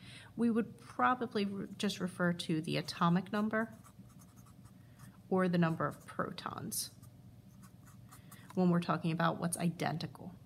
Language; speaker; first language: English; native; English